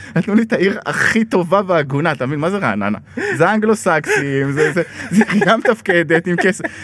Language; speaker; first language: Hebrew; native; Hebrew